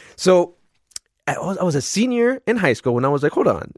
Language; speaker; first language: English; early bilingual, other home language; Spanish